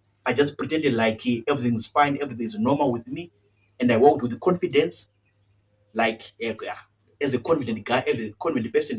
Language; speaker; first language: English; non-native, local second language; Shona